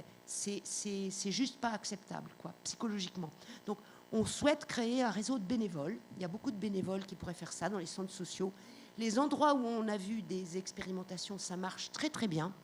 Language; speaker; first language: French; native; French